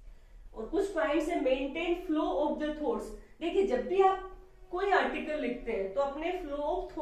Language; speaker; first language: Hindi; native; Hindi